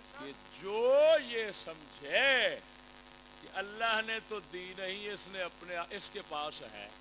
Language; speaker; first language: Urdu; non-native, local second language; Punjabi